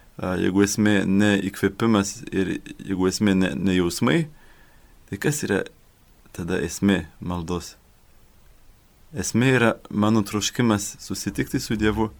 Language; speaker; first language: Lithuanian; non-native, learner; French